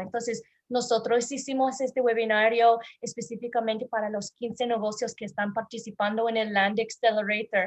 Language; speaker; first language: Spanish; non-native, learner; English